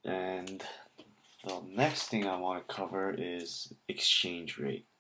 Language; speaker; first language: English; native; English